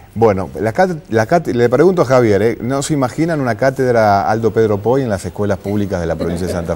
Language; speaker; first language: Spanish; native; Spanish